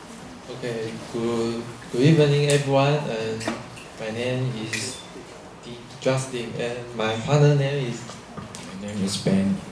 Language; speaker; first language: English; non-native, learner; Chinese